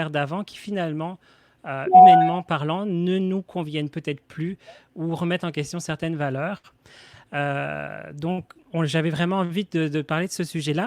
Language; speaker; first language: French; native; French